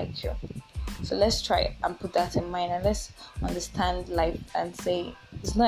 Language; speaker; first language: English; non-native, local second language; Yoruba